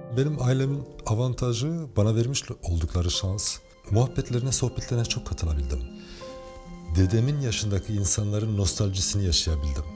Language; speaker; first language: Turkish; early bilingual, heritage; Turkish